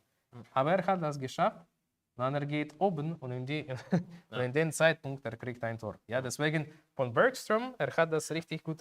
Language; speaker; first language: German; non-native, learner; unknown